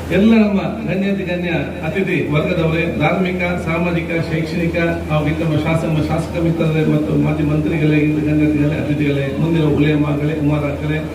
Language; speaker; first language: Kannada; non-native, local second language; Badaga